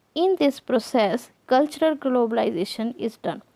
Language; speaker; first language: English; non-native, local second language; Punjabi